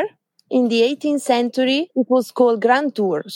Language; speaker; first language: English; non-native, fluent; Italian